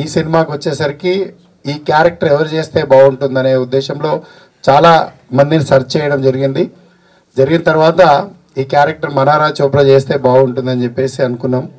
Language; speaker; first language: Telugu; native; Telugu